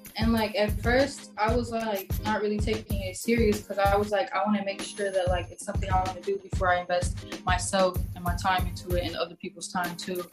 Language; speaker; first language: English; native; English